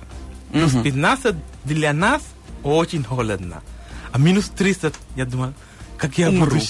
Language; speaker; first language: Russian; non-native, learner; Sinhala